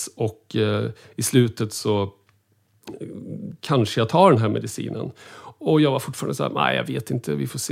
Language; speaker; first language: Swedish; native; Swedish